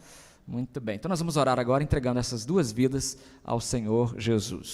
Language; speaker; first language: Portuguese; native; Portuguese